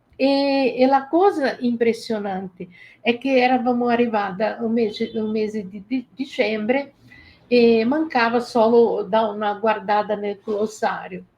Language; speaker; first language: Italian; non-native, fluent; Portuguese